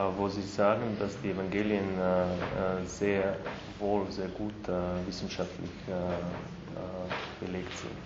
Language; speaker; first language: German; non-native, fluent; Slovenian